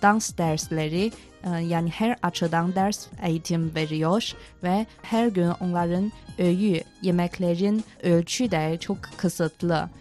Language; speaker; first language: Turkish; non-native, fluent; Chinese